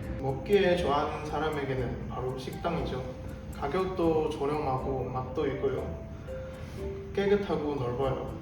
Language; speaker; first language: Korean; non-native, fluent; Chinese